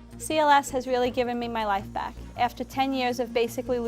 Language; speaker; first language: English; native; English